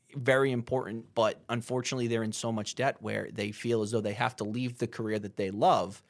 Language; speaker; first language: English; native; English